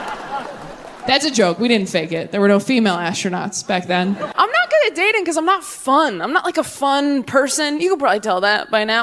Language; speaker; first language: English; native; English